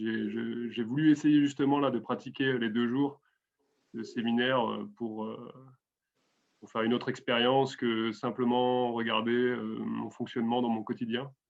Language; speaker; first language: French; native; French